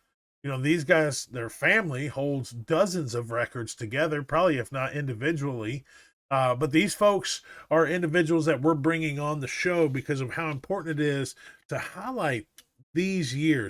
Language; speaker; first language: English; native; English